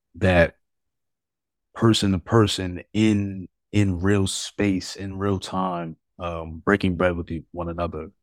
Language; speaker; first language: English; native; English